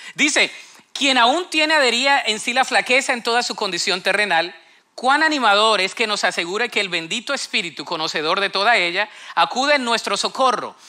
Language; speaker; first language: Spanish; native; Spanish